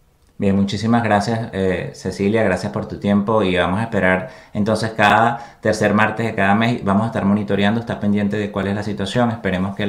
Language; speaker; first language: Spanish; native; Spanish